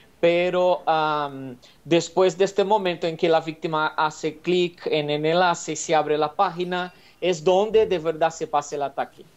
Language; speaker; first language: Spanish; non-native, fluent; Portuguese